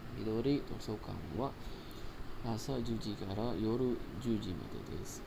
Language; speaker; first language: Japanese; non-native, learner; Indonesian